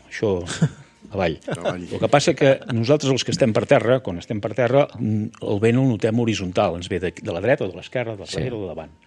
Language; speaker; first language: Catalan; native; Catalan